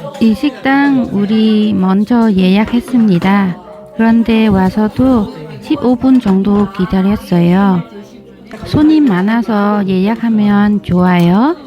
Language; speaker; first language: Korean; non-native, learner; Vietnamese